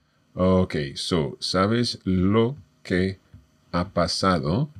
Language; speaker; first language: Spanish; non-native, fluent; English